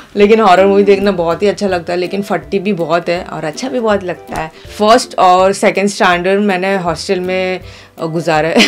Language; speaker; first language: Hindi; non-native, local second language; Gujarati